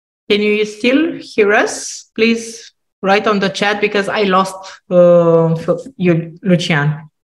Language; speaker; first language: English; non-native, fluent; Romanian